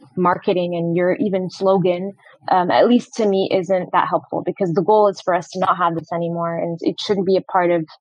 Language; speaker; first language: English; non-native, fluent; Arabic